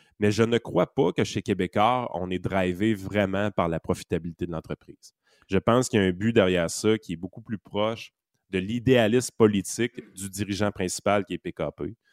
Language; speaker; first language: French; native; French